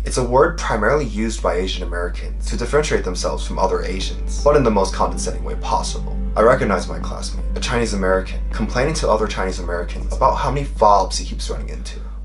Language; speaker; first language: English; native; English